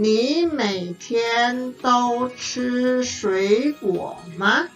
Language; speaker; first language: Chinese; non-native, fluent; Indonesian